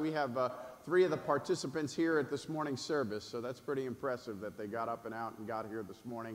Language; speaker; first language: English; native; English